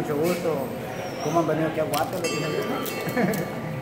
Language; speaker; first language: Spanish; native; Spanish